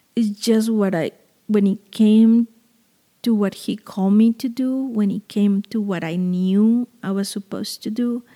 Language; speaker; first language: English; non-native, fluent; Spanish